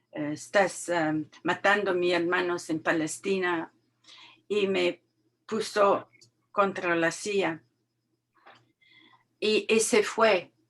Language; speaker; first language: Spanish; non-native, learner; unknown